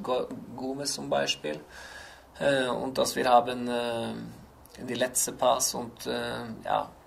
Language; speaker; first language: German; non-native, learner; Norwegian